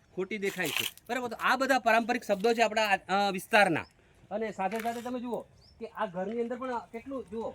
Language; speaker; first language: Gujarati; native; Gujarati